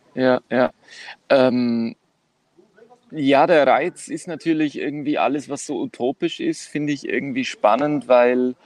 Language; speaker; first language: German; non-native, fluent; Greek